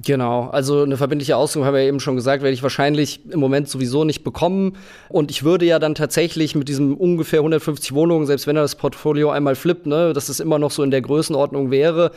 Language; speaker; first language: German; native; German